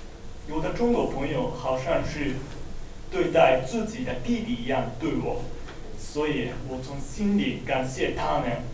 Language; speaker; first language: Chinese; non-native, learner; Japanese